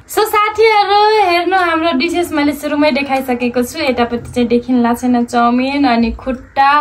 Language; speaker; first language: Nepali; non-native, local second language; Dangaura Tharu